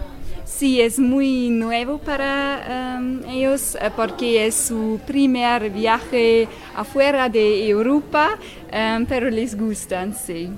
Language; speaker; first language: Spanish; non-native, learner; German